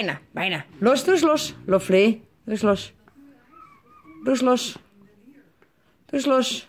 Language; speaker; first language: Dutch; native; Dutch